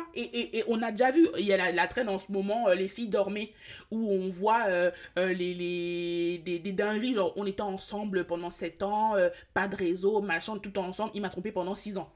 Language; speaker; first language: French; early bilingual, other home language; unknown